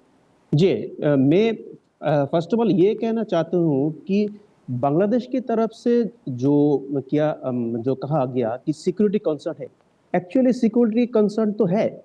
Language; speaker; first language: Hindi; non-native, learner; Bangla